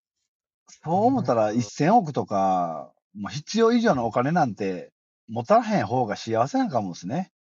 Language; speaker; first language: Japanese; native; Japanese